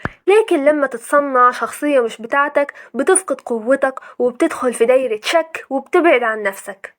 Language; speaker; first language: Arabic; native; Arabic